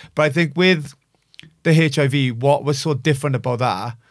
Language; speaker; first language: English; native; English